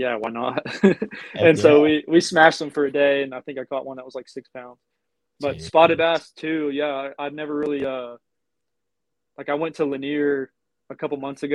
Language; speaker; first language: English; native; English